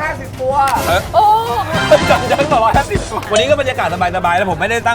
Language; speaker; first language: Thai; native; Thai